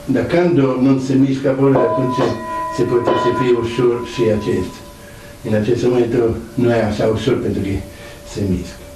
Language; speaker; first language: Romanian; non-native, learner; Italian